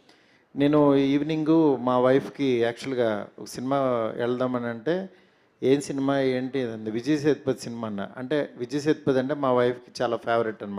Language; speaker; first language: Telugu; native; Telugu